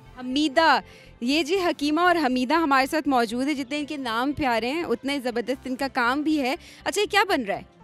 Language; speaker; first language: Urdu; non-native, local second language; Kashmiri